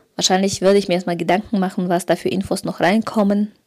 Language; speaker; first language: German; early bilingual, other home language; Russian